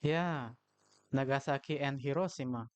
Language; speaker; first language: English; non-native, learner; Indonesian